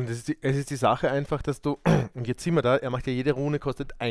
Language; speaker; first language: German; native; German